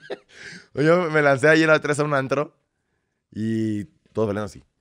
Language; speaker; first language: Spanish; early bilingual, other home language; Russian